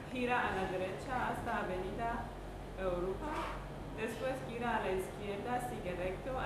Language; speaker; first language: Spanish; non-native, learner; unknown